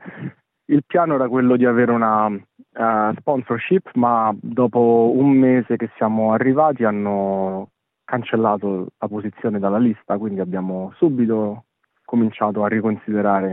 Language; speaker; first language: Italian; native; Italian